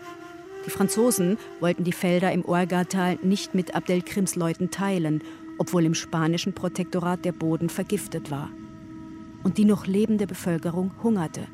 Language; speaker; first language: German; native; German